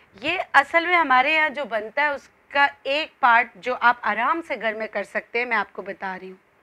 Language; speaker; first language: Urdu; non-native, local second language; Khowar